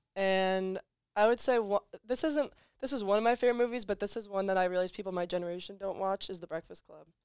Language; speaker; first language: English; native; English